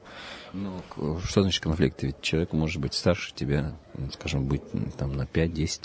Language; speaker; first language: Russian; native; Russian